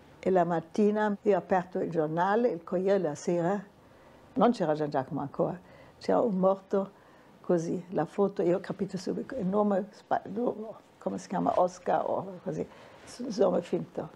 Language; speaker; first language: Italian; non-native, fluent; German